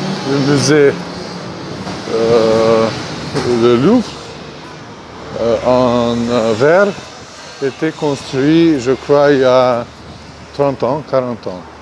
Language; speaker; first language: French; non-native, fluent; Hungarian